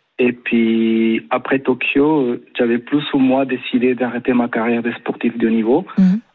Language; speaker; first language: French; non-native, fluent; Spanish